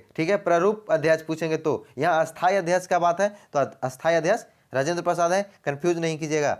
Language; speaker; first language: Hindi; native; Hindi